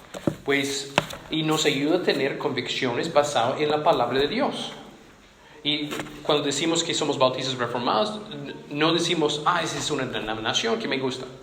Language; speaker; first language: Spanish; non-native, fluent; English